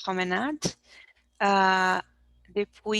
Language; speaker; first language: French; non-native, learner; Portuguese